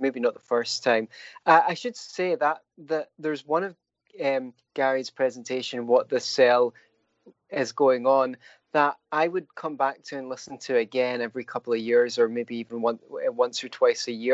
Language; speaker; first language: English; native; English